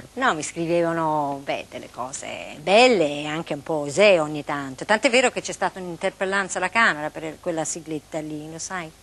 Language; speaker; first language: Italian; non-native, fluent; English